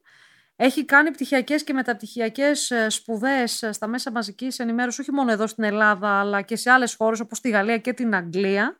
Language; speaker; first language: Greek; native; Greek